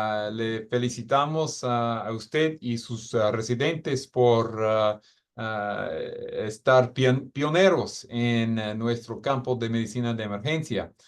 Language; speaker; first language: Spanish; non-native, fluent; English